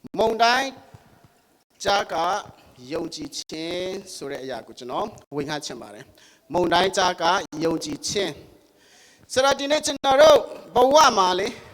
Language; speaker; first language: Burmese; non-native, local second language; Tedim Chin